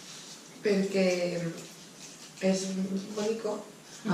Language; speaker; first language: Catalan; non-native, local second language; Spanish